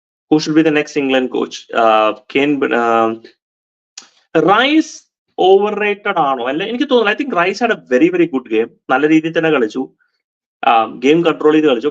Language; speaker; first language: English; non-native, local second language; Malayalam